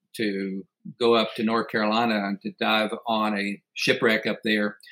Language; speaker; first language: English; native; English